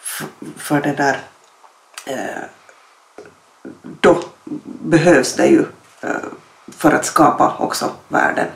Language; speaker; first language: Swedish; native; Swedish